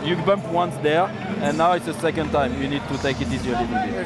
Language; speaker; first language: English; non-native, fluent; French